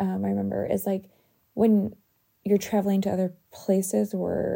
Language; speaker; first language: English; native; English